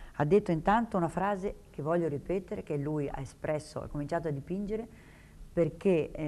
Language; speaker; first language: Italian; native; Italian